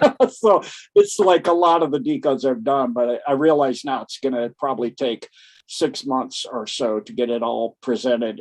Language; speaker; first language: English; native; English